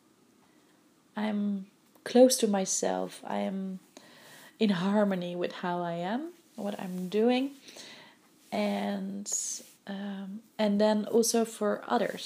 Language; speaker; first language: English; non-native, fluent; Dutch